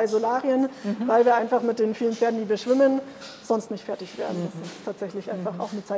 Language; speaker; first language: German; native; German